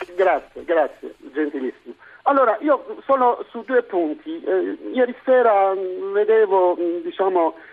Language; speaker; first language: Italian; non-native, fluent; Persian